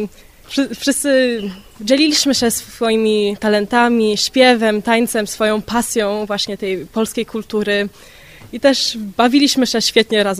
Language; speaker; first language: Polish; early bilingual, heritage; Polish